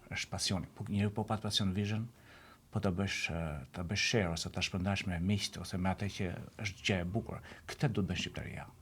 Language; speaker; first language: Albanian; native; Albanian